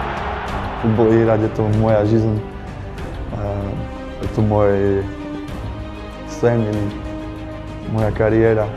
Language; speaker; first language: Russian; non-native, learner; Slovak